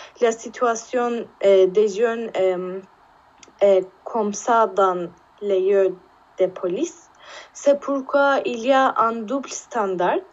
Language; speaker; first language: French; non-native, learner; Turkish